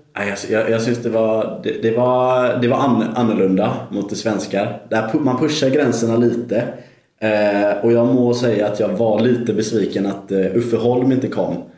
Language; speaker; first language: Swedish; native; Swedish